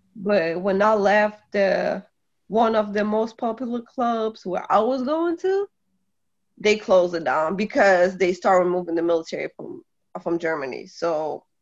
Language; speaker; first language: English; early bilingual, other home language; Polish